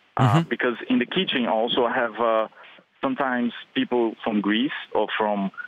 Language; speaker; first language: English; non-native, fluent; Portuguese